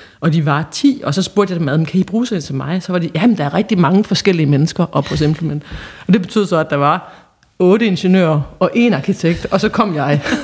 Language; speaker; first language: Danish; native; Danish